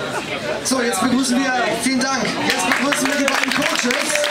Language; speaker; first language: German; native; German